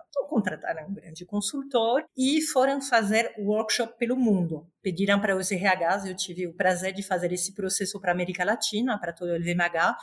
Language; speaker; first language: Portuguese; non-native, fluent; Spanish